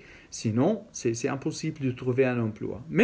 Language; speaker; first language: French; non-native, learner; Arabic